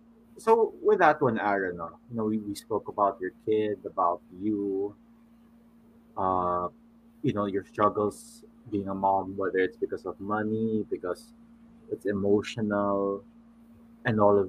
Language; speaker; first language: English; non-native, local second language; Filipino